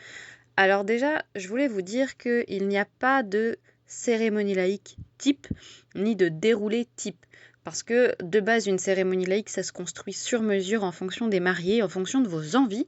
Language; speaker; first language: French; native; French